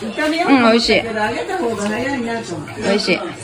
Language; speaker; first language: Japanese; non-native, fluent; Chinese